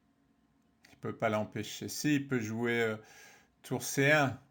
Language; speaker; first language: French; native; French